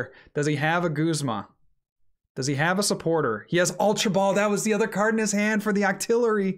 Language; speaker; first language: English; native; English